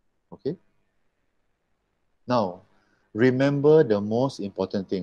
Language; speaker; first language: English; non-native, local second language; Malay